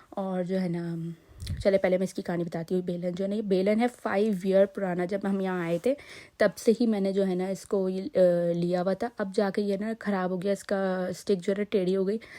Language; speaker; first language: Urdu; native; Urdu